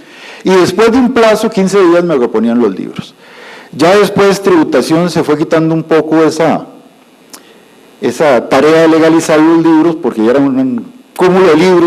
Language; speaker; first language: Spanish; native; Spanish